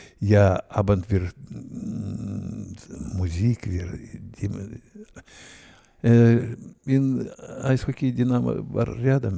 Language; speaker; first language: German; non-native, learner; Russian